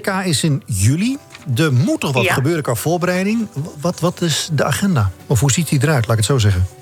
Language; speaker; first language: Dutch; native; Dutch